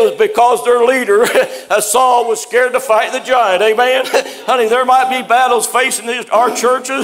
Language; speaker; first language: English; native; English